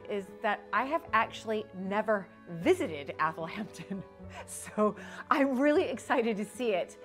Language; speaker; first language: English; native; English